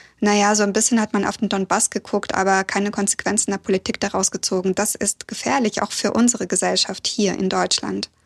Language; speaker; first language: German; early bilingual, other home language; Russian